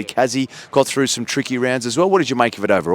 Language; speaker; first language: English; native; English